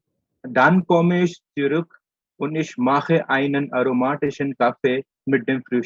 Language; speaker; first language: German; non-native, learner; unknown